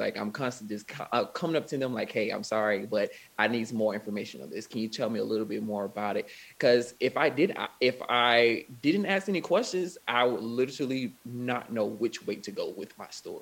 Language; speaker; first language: English; native; English